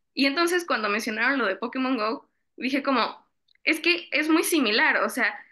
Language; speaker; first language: Spanish; native; Spanish